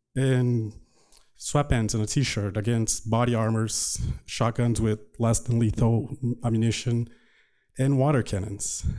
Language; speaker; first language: English; non-native, fluent; Portuguese